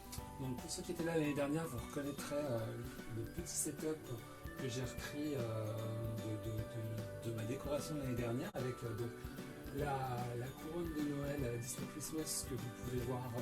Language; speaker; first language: French; native; French